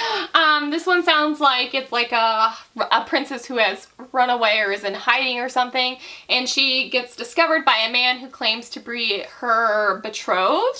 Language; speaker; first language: English; native; English